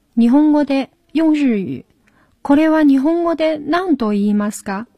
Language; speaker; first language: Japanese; non-native, fluent; Chinese